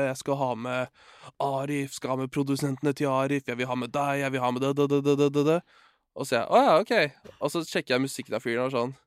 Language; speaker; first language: Norwegian; early bilingual, other home language; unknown